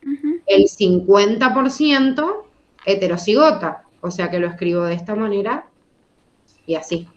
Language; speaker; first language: Spanish; native; Spanish